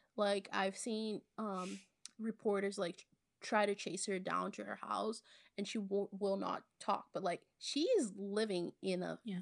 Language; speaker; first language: English; non-native, fluent; Portuguese